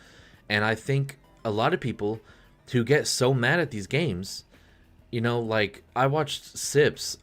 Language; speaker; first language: English; native; English